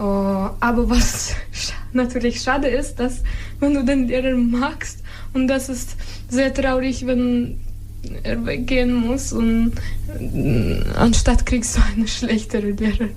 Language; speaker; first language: German; non-native, fluent; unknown